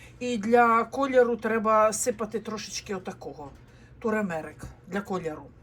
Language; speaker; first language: Ukrainian; non-native, local second language; Russian